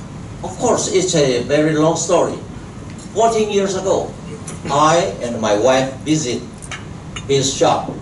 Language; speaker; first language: English; non-native, local second language; Chinese